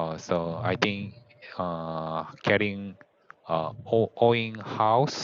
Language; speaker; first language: English; non-native, learner; Korean